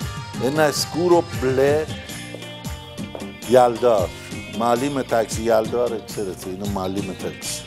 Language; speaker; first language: Greek; non-native, fluent; Persian